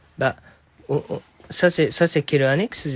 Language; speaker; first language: French; non-native, fluent; Japanese